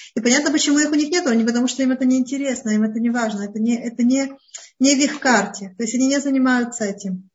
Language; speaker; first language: Russian; early bilingual, heritage; Russian